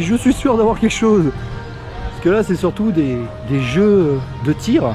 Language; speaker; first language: French; native; French